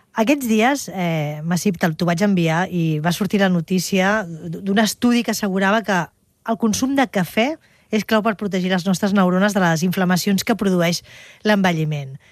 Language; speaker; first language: Catalan; native; Catalan